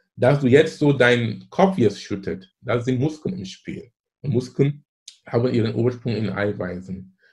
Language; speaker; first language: German; non-native, fluent; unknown